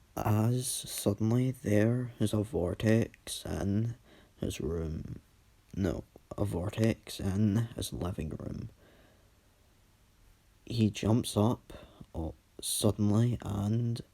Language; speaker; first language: English; native; English